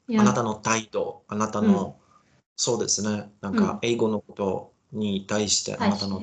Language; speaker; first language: Japanese; non-native, learner; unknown